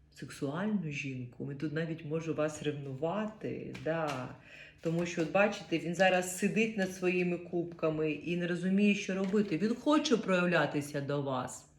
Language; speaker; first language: Ukrainian; non-native, local second language; Russian